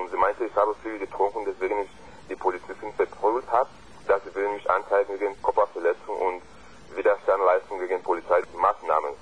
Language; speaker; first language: German; non-native, fluent; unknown